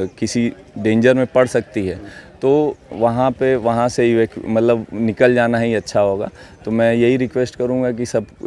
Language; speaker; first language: Hindi; native; Hindi